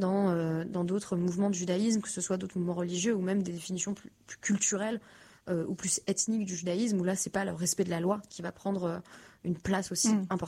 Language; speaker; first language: French; native; French